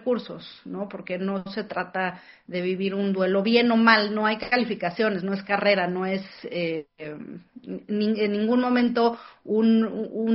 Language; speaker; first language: Spanish; native; Spanish